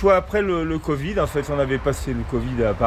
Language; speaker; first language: French; native; French